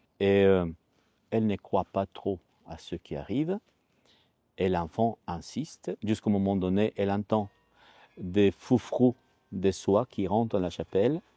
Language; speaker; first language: French; non-native, fluent; Spanish